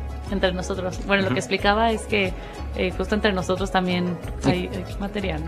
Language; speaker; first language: Spanish; native; Spanish